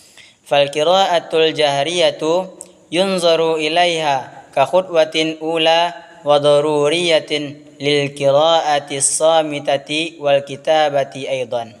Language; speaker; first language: Arabic; non-native, learner; Indonesian